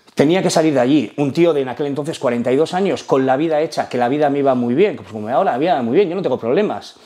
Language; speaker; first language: Spanish; non-native, fluent; Arabic